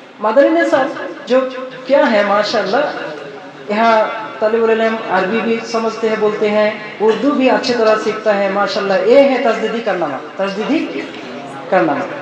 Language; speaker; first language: Urdu; non-native, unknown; Bangla